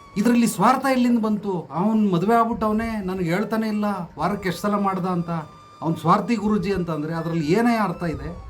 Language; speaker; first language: Kannada; native; Kannada